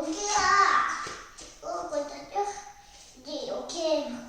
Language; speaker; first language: Korean; early bilingual, heritage; Korean